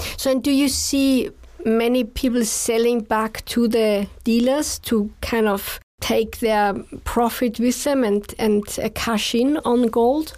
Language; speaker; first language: English; non-native, fluent; German